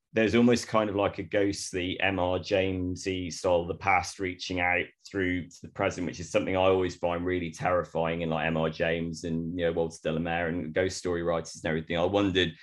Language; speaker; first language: English; native; English